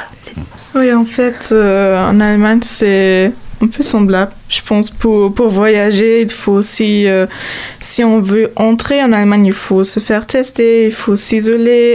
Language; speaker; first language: French; non-native, fluent; German